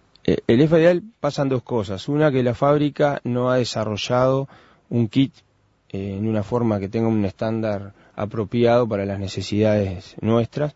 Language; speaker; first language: Spanish; native; Spanish